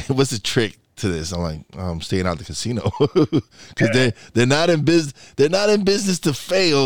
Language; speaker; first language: English; early bilingual, other home language; Spanish